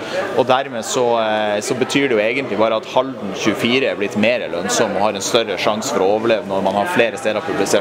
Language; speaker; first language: Norwegian; native; Norwegian